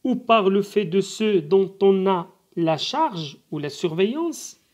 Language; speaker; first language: French; non-native, local second language; Arabic